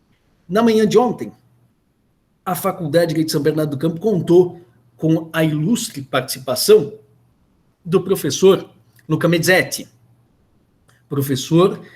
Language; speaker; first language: Portuguese; native; Portuguese